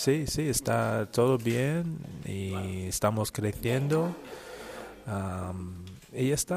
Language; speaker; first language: Spanish; non-native, learner; English